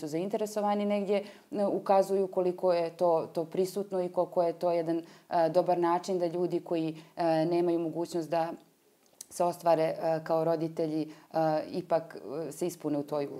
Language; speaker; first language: Croatian; native; Croatian